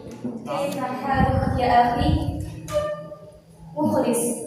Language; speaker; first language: Arabic; non-native, learner; Indonesian